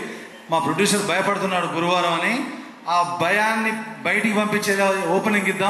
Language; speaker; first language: Telugu; native; Telugu